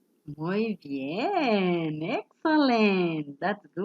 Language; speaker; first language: English; non-native, fluent; Spanish